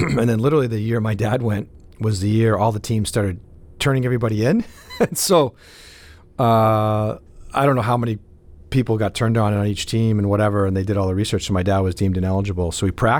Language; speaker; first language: English; native; English